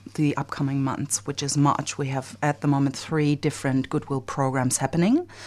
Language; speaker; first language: English; non-native, fluent; German